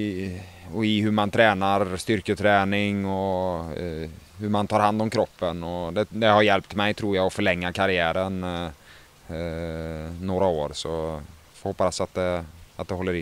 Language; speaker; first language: Swedish; native; Swedish